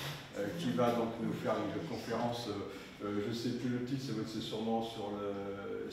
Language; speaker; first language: French; native; French